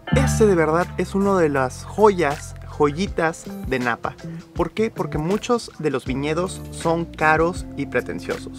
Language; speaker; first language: Spanish; native; Spanish